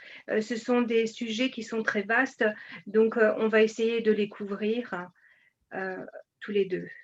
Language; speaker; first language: French; native; French